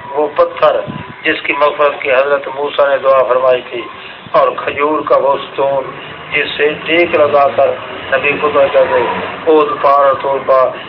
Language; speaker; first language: Urdu; non-native, local second language; Saraiki